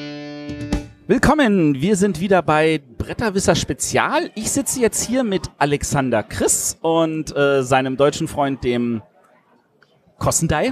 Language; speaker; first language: German; native; German